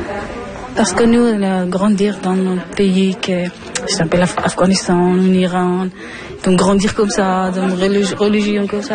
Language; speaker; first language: French; non-native, learner; Persian